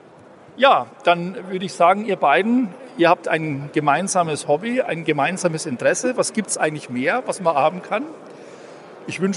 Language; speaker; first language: German; native; German